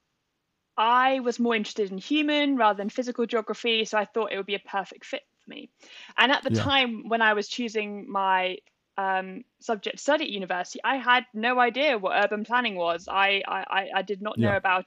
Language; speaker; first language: English; native; English